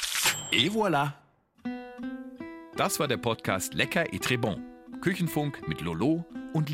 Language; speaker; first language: German; native; German